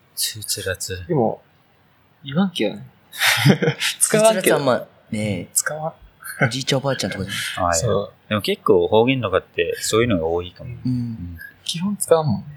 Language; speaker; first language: Japanese; native; Japanese